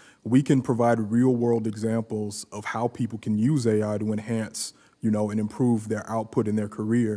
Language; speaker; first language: English; native; English